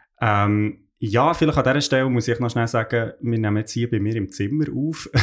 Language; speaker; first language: German; native; German